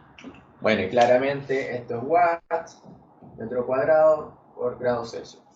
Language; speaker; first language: Spanish; native; Spanish